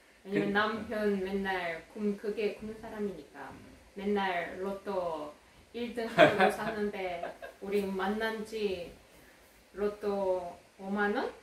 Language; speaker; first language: Korean; non-native, learner; Russian